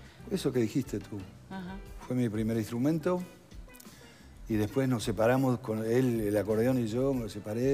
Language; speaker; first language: Spanish; native; Spanish